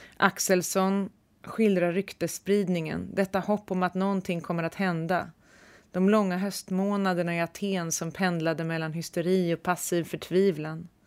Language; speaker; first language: Swedish; native; Swedish